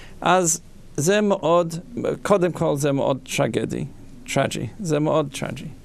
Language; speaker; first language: Hebrew; non-native, fluent; English